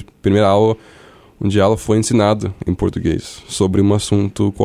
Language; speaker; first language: Portuguese; non-native, fluent; English